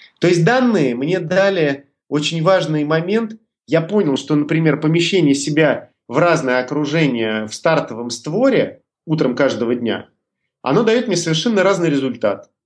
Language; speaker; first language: Russian; native; Russian